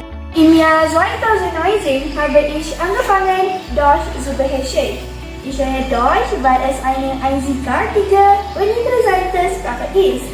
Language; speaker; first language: German; non-native, learner; Malay